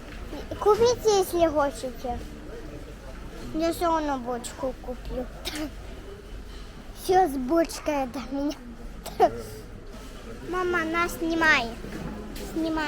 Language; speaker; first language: Russian; early bilingual, heritage; Russian